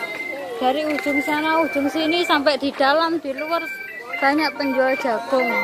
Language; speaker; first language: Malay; non-native, local second language; Javanese